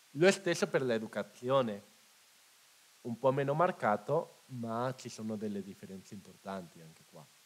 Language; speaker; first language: Italian; non-native, fluent; Spanish